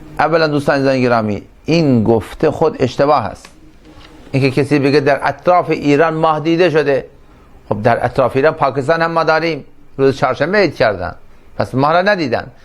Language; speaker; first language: Persian; non-native, local second language; Turkmen